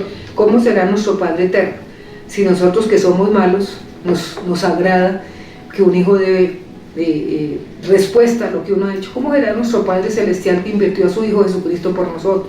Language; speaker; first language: Spanish; native; Spanish